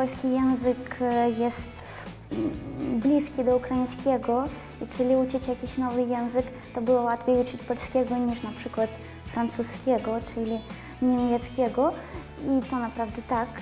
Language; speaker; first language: Polish; non-native, learner; Ukrainian